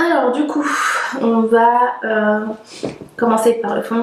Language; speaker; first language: French; native; French